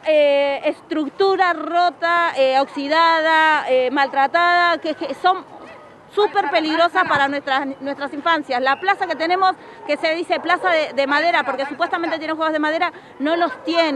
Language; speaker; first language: Spanish; native; Spanish